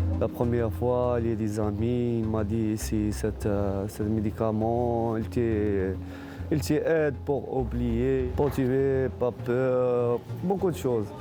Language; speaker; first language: French; non-native, learner; Arabic